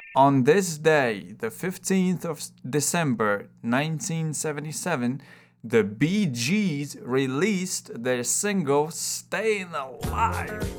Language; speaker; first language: English; non-native, fluent; Russian